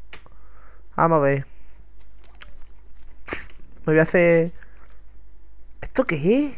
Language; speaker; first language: Spanish; native; Spanish